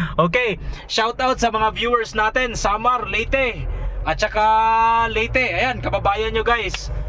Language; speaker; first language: Filipino; non-native, local second language; Cebuano